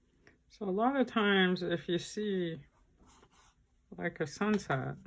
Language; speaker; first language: English; native; English